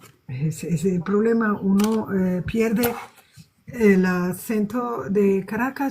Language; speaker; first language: Spanish; early bilingual, other home language; Portuguese